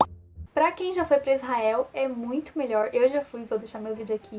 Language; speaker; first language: Portuguese; native; Portuguese